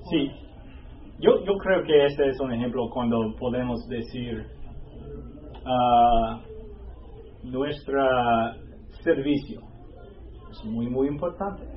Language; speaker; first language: Spanish; non-native, fluent; English